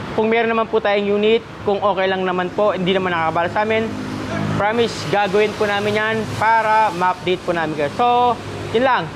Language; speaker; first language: Filipino; non-native, local second language; Pampanga